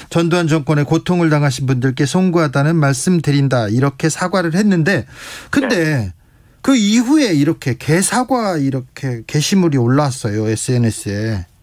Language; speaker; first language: Korean; native; Korean